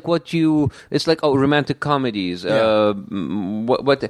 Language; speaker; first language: English; non-native, fluent; Arabic